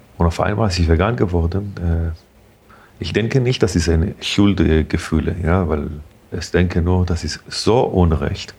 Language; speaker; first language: German; non-native, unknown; Hebrew